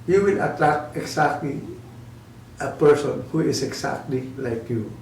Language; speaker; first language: English; non-native, local second language; Filipino